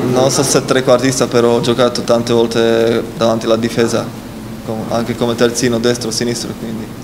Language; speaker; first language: Italian; non-native, fluent; Slovak